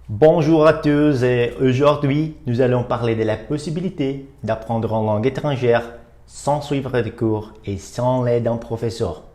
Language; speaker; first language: French; non-native, fluent; Portuguese